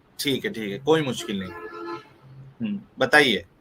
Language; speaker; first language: Hindi; native; Hindi